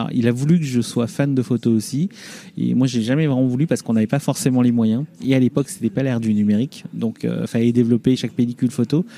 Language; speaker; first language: French; early bilingual, other home language; Vietnamese